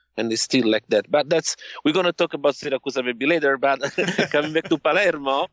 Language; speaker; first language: English; non-native, fluent; Italian